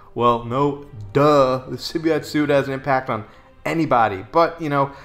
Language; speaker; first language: English; native; English